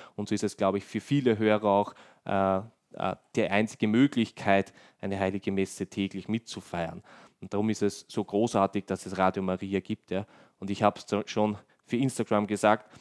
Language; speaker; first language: German; native; German